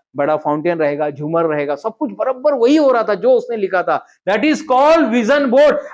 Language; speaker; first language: Hindi; non-native, local second language; Marathi